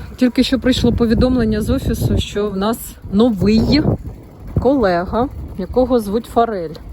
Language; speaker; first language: Ukrainian; non-native, local second language; Russian